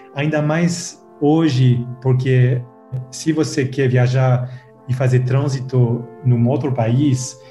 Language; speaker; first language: Portuguese; non-native, fluent; French